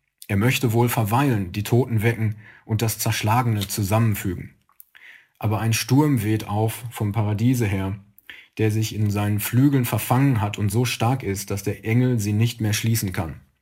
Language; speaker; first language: German; native; German